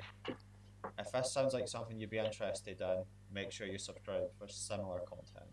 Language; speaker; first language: English; native; English